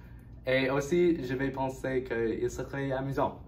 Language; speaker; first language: French; non-native, learner; English